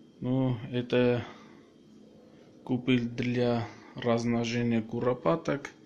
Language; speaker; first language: Russian; non-native, local second language; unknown